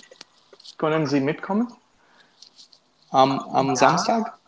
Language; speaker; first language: German; non-native, learner; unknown